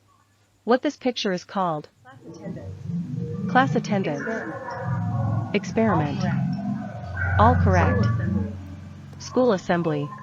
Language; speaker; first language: English; non-native, learner; Thai